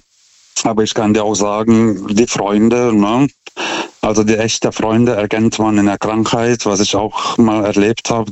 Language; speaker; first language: German; non-native, fluent; Lithuanian